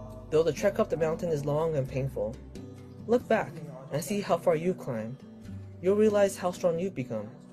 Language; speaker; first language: English; early bilingual, other home language; Chinese